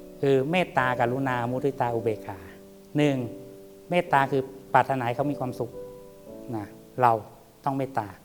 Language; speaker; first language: Thai; native; Thai